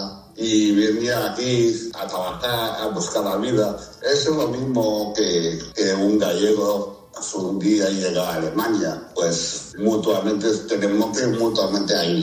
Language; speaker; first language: Spanish; non-native, fluent; Chinese